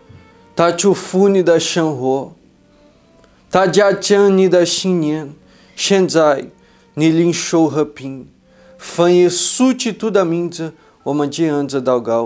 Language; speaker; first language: Chinese; non-native, fluent; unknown